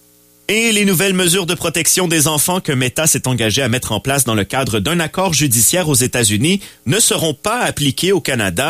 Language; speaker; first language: French; native; French